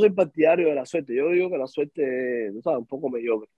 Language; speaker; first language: Spanish; native; Spanish